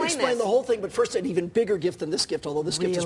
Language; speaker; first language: English; native; English